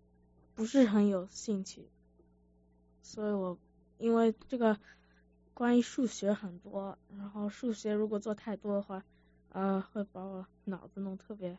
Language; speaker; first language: Chinese; early bilingual, heritage; Chinese